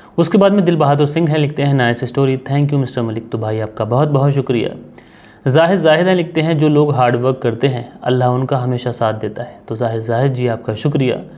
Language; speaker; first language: Hindi; native; Hindi